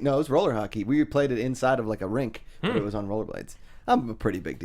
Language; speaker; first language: English; native; English